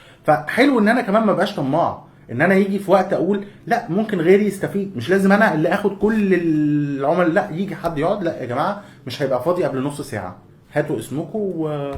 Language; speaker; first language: Arabic; native; Arabic